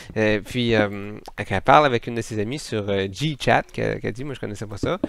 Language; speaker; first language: French; native; French